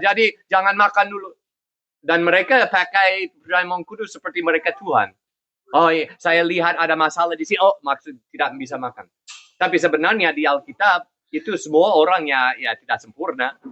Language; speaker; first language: Indonesian; non-native, fluent; English